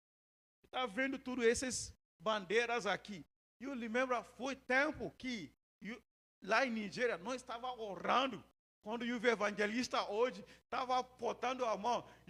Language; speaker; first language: Portuguese; non-native, learner; Yoruba